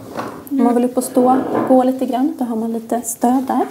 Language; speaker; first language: Swedish; native; Swedish